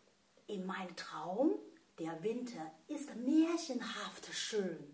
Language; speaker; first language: German; non-native, fluent; Chinese